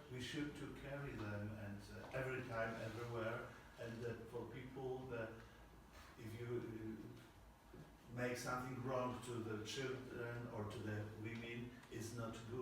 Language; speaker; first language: English; non-native, learner; Polish